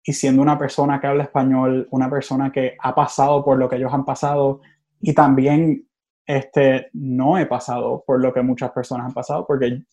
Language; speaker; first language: Spanish; early bilingual, other home language; English